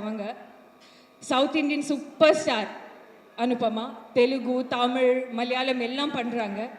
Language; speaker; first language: Tamil; non-native, fluent; Malayalam